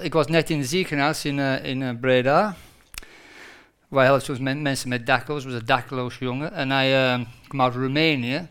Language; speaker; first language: Dutch; non-native, fluent; English